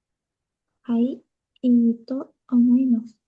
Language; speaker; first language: Japanese; non-native, learner; Indonesian